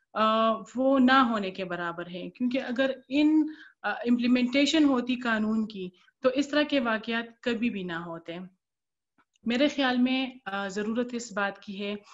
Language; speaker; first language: Urdu; non-native, local second language; Pashto